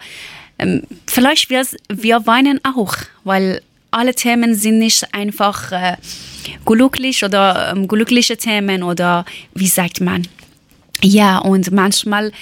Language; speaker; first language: German; non-native, learner; Persian